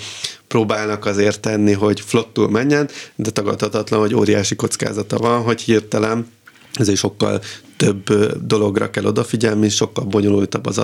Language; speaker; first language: Hungarian; native; Hungarian